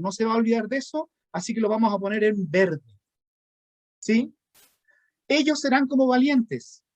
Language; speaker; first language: Spanish; native; Spanish